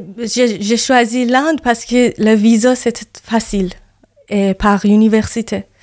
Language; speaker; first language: French; non-native, learner; Persian